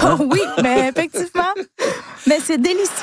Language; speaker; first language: French; early bilingual, other home language; Spanish